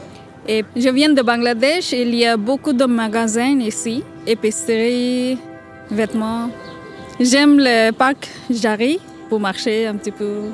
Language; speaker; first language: French; non-native, learner; Bangla